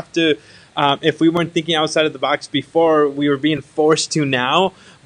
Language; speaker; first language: English; native; English